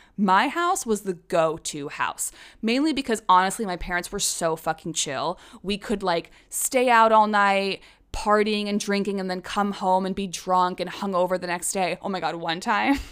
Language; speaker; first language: English; early bilingual, other home language; Czech